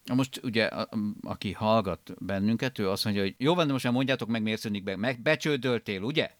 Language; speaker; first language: Hungarian; native; Hungarian